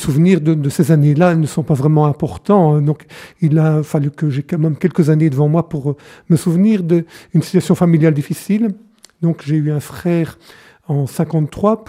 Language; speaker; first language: French; native; French